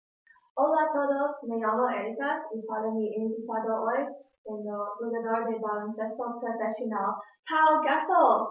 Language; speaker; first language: Spanish; non-native, learner; English